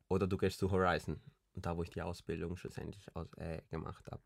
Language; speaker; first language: German; early bilingual, other home language; Spanish